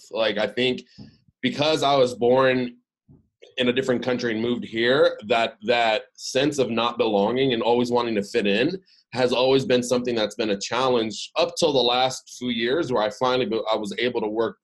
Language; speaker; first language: English; early bilingual, other home language; Arabic